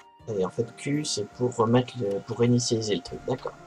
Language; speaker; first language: French; native; French